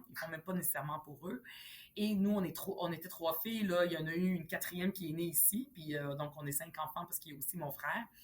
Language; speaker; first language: French; early bilingual, other home language; Arabic